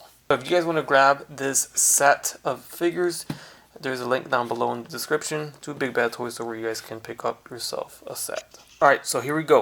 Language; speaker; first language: English; native; English